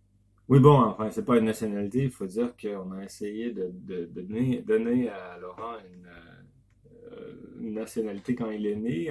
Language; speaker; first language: French; native; French